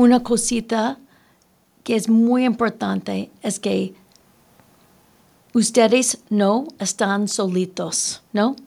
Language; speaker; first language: Spanish; non-native, fluent; English